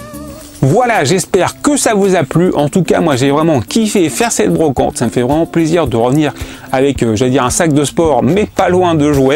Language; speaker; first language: French; native; French